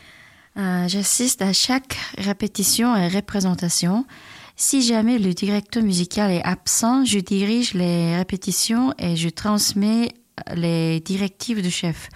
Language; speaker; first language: French; non-native, learner; Korean